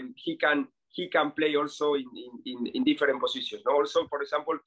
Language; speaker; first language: English; non-native, fluent; Spanish